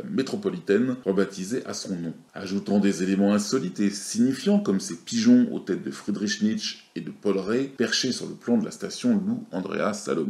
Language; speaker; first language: French; native; French